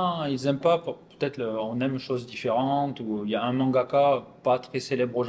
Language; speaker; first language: French; native; French